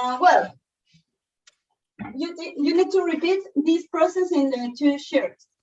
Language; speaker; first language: English; non-native, learner; Spanish